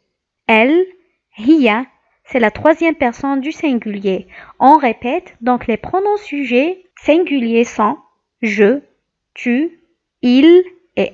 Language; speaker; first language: French; non-native, local second language; Arabic